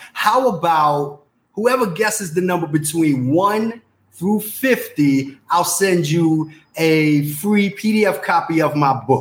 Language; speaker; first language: English; native; English